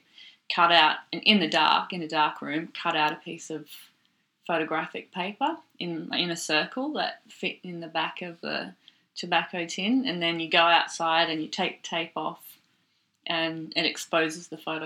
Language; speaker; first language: English; native; English